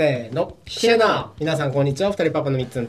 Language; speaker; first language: Japanese; native; Japanese